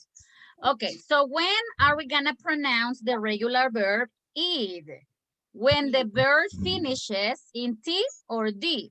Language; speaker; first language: English; non-native, fluent; Spanish